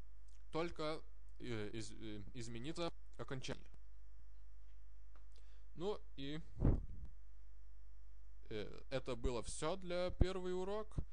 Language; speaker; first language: Russian; non-native, fluent; Lithuanian